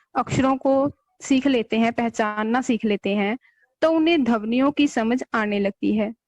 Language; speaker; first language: Hindi; non-native, local second language; Punjabi